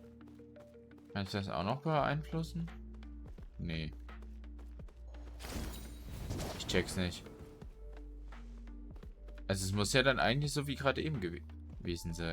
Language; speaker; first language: German; native; German